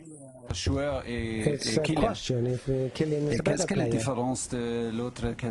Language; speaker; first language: French; non-native, fluent; German